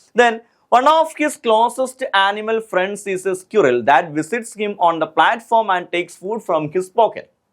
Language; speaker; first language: English; non-native, local second language; Malayalam